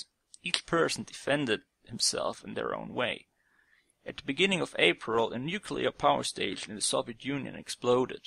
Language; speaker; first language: English; non-native, fluent; German